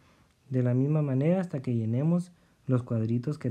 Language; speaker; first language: Spanish; native; Spanish